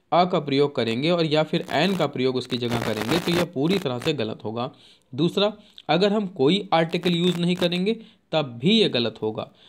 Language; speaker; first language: Hindi; native; Hindi